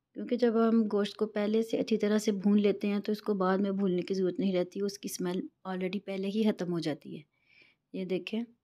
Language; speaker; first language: Urdu; non-native, local second language; Punjabi